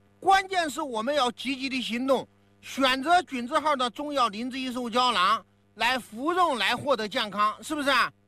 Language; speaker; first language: Chinese; native; Chinese